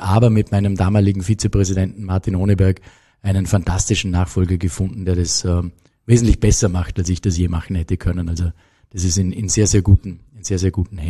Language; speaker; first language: German; native; German